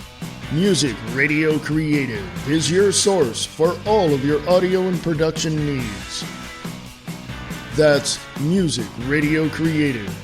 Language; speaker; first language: English; native; English